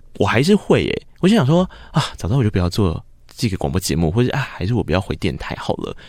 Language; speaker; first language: Chinese; non-native, local second language; Min Nan Chinese